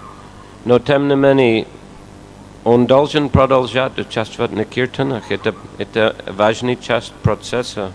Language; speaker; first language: Russian; non-native, fluent; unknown